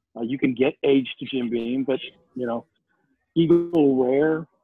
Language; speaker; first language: English; native; English